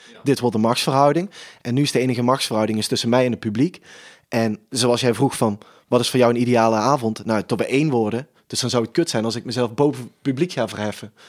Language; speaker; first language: Dutch; native; Dutch